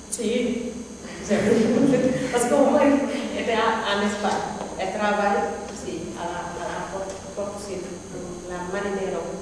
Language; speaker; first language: French; non-native, learner; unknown